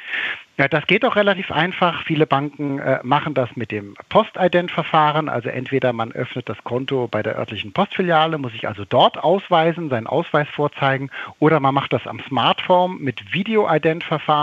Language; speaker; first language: German; native; German